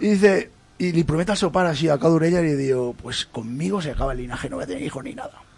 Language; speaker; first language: Spanish; non-native, local second language; Catalan